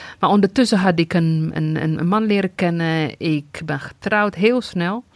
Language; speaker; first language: Dutch; non-native, fluent; Tigrinya